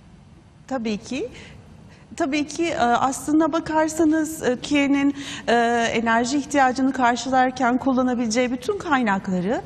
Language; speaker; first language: Turkish; native; Turkish